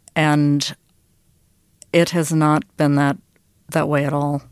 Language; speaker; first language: English; native; English